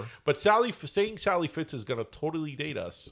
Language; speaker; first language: English; native; English